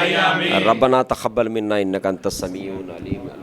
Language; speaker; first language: Urdu; native; Urdu